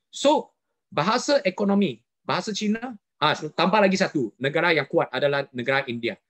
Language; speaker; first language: Malay; non-native, local second language; Chinese